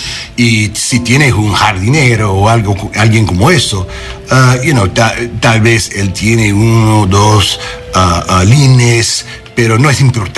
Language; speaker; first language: Spanish; non-native, learner; English